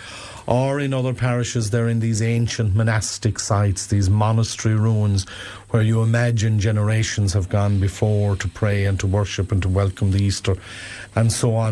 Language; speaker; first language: English; native; English